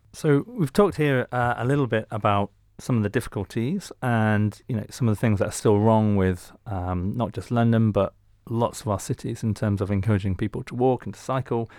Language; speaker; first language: English; native; English